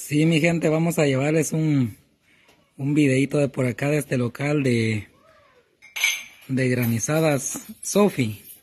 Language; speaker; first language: Spanish; native; Spanish